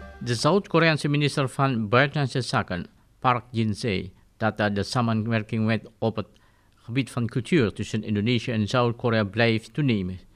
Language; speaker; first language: Dutch; non-native, fluent; Indonesian